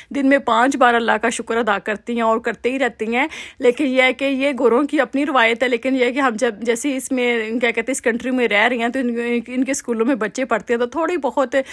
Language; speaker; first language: Urdu; native; Urdu